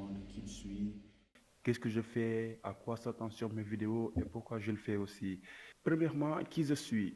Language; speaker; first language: French; non-native, local second language; Wolof